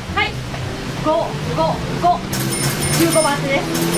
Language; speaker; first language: Japanese; native; Japanese